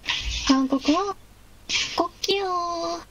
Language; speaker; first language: Japanese; non-native, fluent; Korean